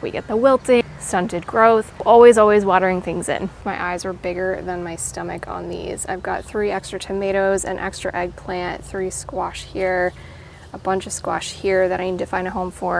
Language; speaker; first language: English; native; English